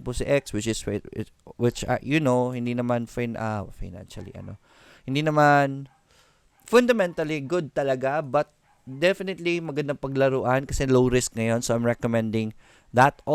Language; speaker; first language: Filipino; native; Filipino